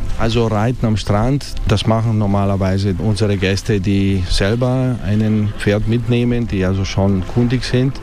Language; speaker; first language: German; non-native, fluent; Italian